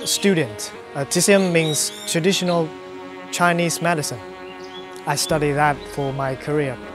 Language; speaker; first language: English; non-native, learner; Chinese